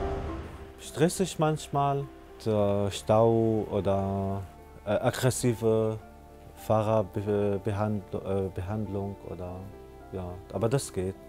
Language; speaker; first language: German; non-native, learner; Arabic